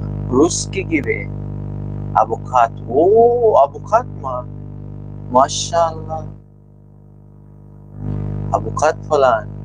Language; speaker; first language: Turkish; non-native, learner; Filipino